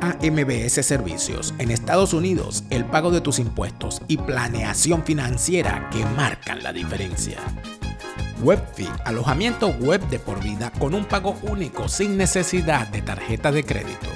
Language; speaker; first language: Spanish; native; Spanish